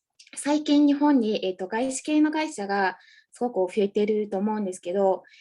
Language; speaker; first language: Japanese; non-native, fluent; Mongolian